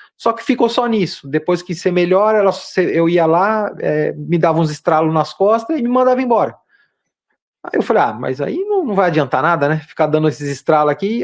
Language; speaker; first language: Portuguese; native; Portuguese